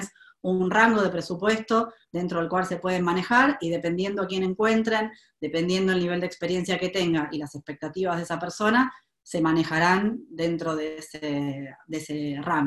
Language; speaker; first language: Spanish; native; Spanish